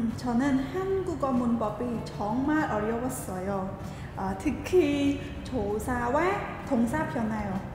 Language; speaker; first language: Korean; non-native, fluent; Khmer